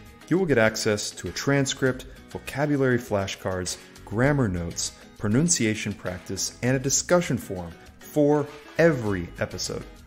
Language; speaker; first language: English; native; English